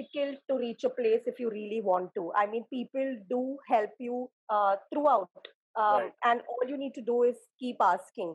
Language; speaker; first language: English; non-native, local second language; Hindi